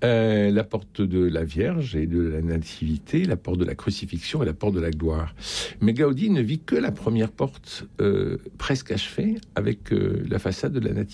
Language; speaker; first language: French; native; French